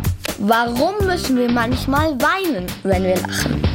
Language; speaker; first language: German; native; German